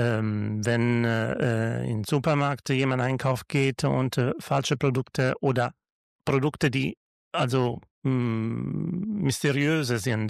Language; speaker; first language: German; non-native, learner; Italian